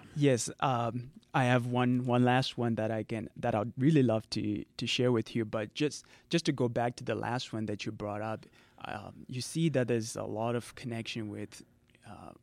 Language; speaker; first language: English; non-native, local second language; Shona